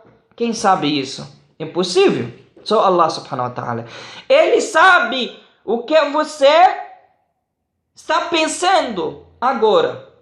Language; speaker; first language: Portuguese; non-native, fluent; Arabic